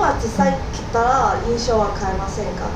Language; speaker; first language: Japanese; non-native, fluent; Cantonese